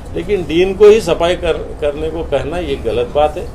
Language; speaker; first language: Hindi; non-native, local second language; Marathi